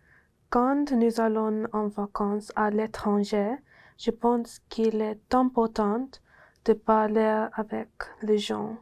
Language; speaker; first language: French; non-native, learner; English